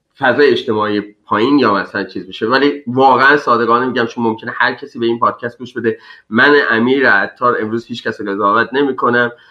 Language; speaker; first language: Persian; native; Persian